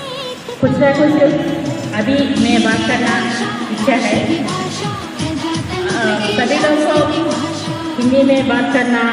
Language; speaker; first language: Hindi; non-native, local second language; Telugu